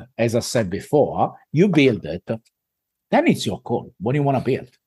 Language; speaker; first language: English; non-native, fluent; Italian